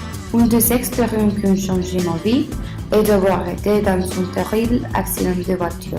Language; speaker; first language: French; non-native, learner; Spanish